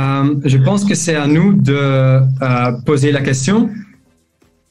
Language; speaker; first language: French; non-native, local second language; Dutch